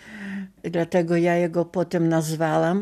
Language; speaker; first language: Polish; non-native, local second language; Ukrainian